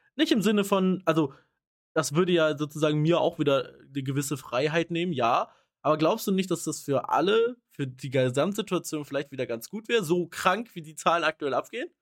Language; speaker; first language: German; native; German